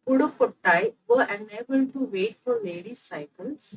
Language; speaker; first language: English; non-native, local second language; Kannada